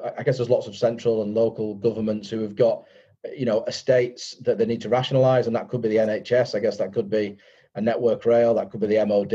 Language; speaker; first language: English; native; English